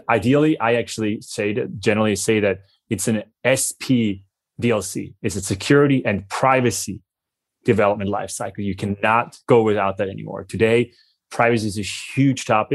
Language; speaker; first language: English; non-native, fluent; German